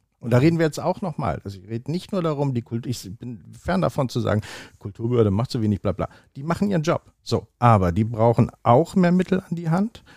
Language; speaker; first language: German; native; German